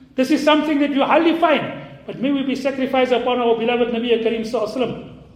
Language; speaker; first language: English; native; English